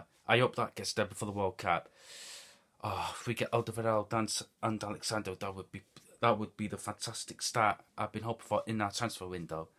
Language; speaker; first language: English; native; English